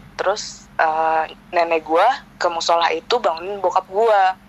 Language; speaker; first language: Indonesian; native; Indonesian